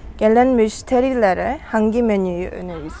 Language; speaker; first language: Turkish; early bilingual, heritage; Turkish